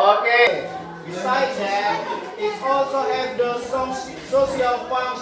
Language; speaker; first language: English; non-native, fluent; Indonesian